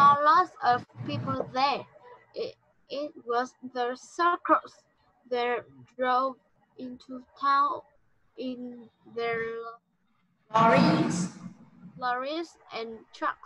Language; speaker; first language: English; non-native, learner; Vietnamese